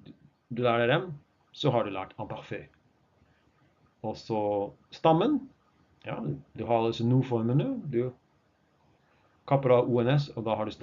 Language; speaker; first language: Norwegian; non-native, fluent; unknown